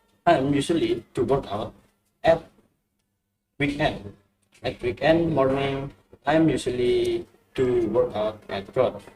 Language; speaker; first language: English; non-native, learner; Indonesian